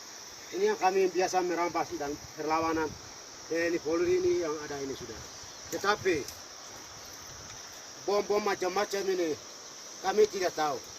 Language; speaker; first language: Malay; non-native, local second language; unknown